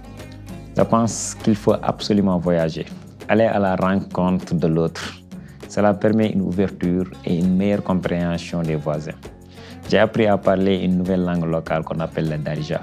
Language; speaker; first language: French; non-native, local second language; Wolof